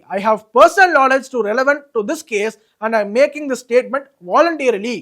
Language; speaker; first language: English; non-native, local second language; Tamil